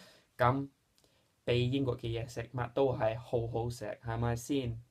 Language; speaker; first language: Cantonese; non-native, fluent; English